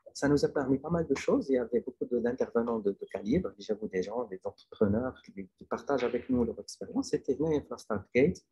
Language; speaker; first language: French; non-native, local second language; Arabic